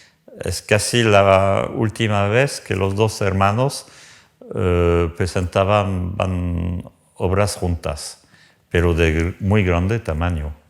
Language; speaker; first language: Spanish; non-native, fluent; French